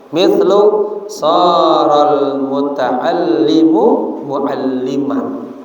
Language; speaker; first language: Arabic; non-native, fluent; Indonesian